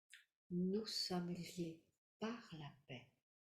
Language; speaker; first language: French; native; French